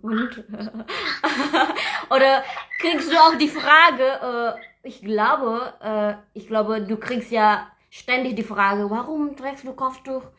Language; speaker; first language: German; non-native, learner; Indonesian